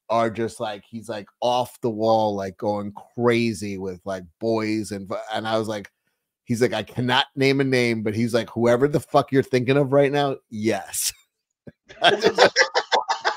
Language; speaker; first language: English; native; English